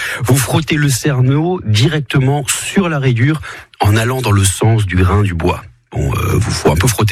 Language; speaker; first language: French; native; French